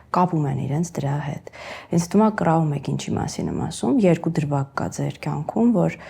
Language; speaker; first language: Armenian; native; Armenian